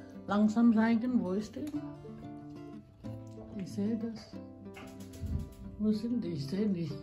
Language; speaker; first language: German; non-native, learner; Indonesian